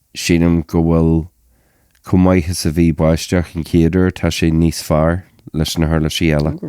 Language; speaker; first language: Irish; native; Irish